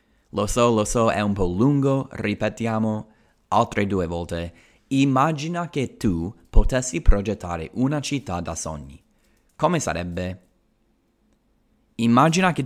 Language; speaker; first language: Italian; non-native, fluent; English